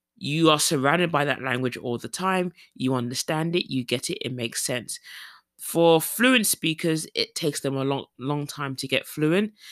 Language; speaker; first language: English; native; English